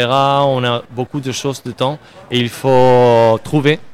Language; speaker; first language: French; non-native, learner; Spanish